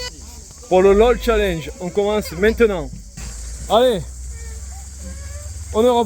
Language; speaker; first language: French; native; French